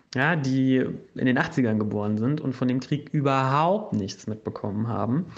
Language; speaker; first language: German; native; German